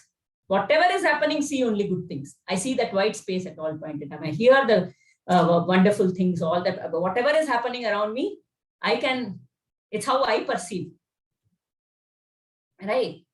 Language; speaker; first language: English; non-native, local second language; Kannada